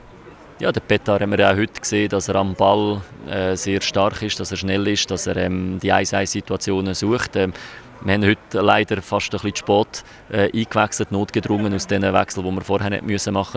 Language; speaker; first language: German; native; German